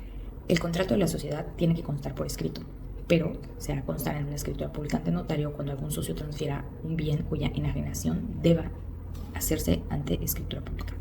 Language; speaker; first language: Spanish; native; Spanish